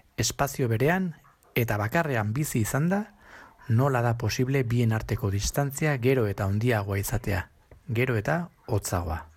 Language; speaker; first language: Basque; non-native, local second language; Spanish